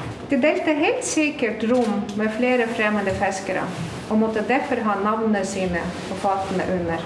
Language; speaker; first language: Norwegian; non-native, fluent; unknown